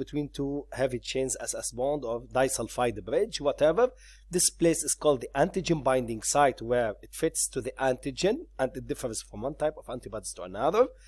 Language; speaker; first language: English; non-native, local second language; Arabic